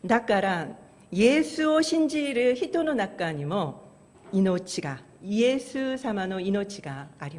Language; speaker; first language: Japanese; non-native, fluent; Korean